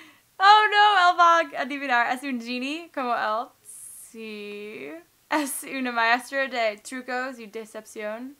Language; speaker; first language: Spanish; non-native, learner; English